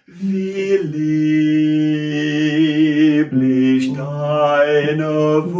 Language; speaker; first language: German; non-native, learner; English